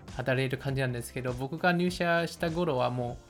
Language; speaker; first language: Japanese; non-native, fluent; Chinese